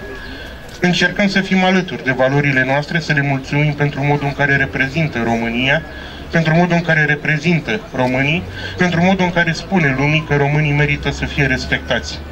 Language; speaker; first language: Romanian; native; Romanian